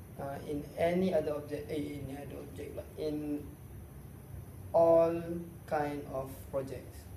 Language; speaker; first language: English; non-native, local second language; Malay